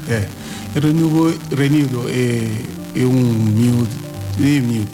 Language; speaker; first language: Portuguese; non-native, learner; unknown